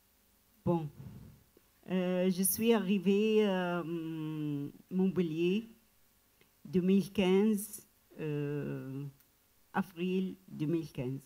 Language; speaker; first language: French; non-native, learner; Arabic